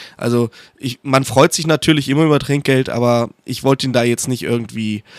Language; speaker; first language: German; native; German